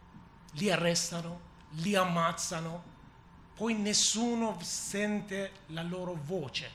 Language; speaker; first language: Italian; non-native, learner; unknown